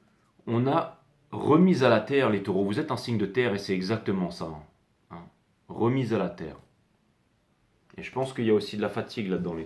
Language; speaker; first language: French; native; French